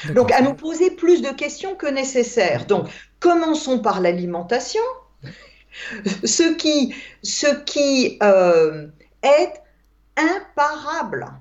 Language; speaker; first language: French; native; French